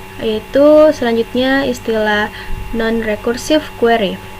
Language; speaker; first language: Indonesian; native; Indonesian